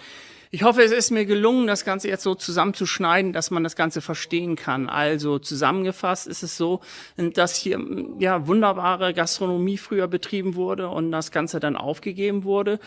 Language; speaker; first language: German; native; German